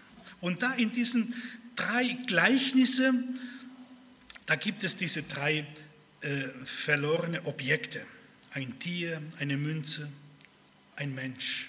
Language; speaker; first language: German; early bilingual, other home language; Spanish